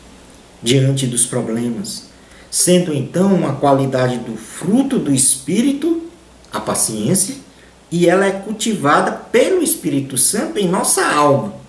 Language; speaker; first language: Portuguese; native; Portuguese